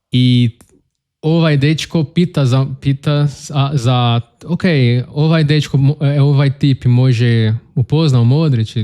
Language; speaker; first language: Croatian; non-native, learner; Portuguese